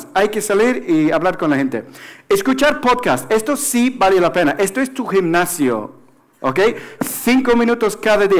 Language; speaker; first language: Spanish; non-native, fluent; English